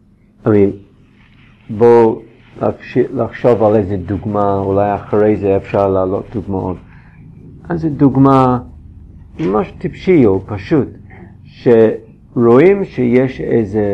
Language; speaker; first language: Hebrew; non-native, fluent; English